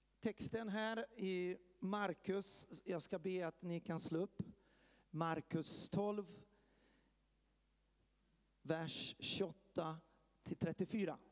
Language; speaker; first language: Swedish; early bilingual, heritage; Swedish